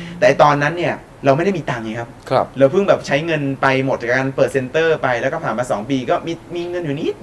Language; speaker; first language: Thai; native; Thai